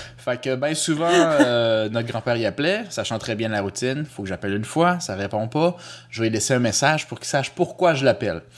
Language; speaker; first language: French; early bilingual, other home language; Spanish